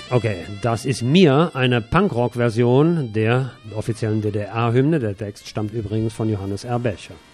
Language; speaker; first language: German; native; German